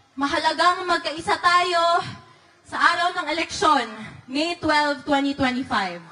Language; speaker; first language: Filipino; non-native, local second language; Chavacano